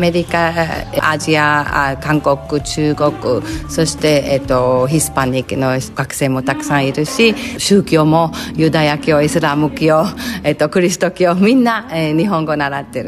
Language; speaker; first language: Japanese; non-native, fluent; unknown